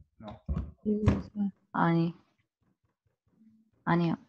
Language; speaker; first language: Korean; non-native, learner; Spanish